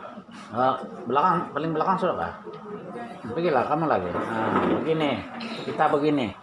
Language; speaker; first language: Malay; native; Malay